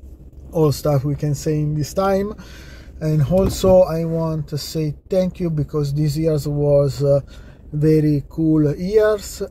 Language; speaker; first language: English; non-native, learner; Italian